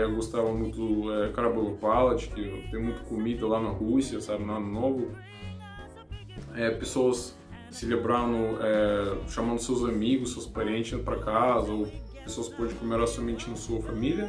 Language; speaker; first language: Portuguese; non-native, learner; Russian